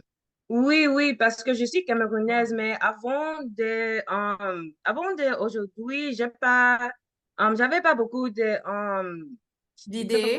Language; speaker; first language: French; early bilingual, heritage; French